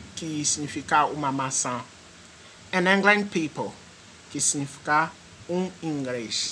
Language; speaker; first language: Portuguese; non-native, fluent; French